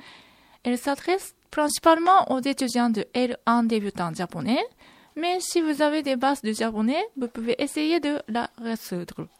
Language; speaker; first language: French; non-native, fluent; Japanese